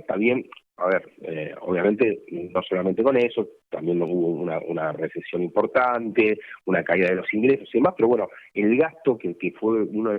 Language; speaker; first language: Spanish; native; Spanish